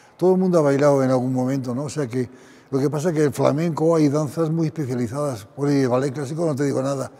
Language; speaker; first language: Spanish; native; Spanish